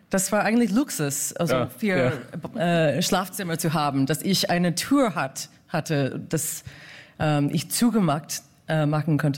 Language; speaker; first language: German; non-native, fluent; English